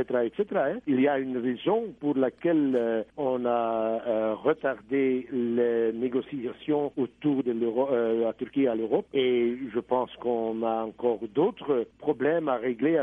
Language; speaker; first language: French; non-native, local second language; Dutch